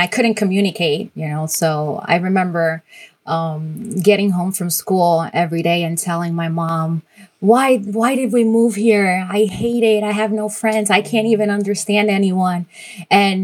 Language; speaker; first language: English; non-native, fluent; Spanish